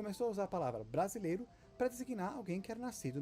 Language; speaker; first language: Portuguese; native; Portuguese